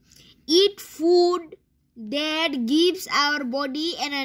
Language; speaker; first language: English; non-native, fluent; Bangla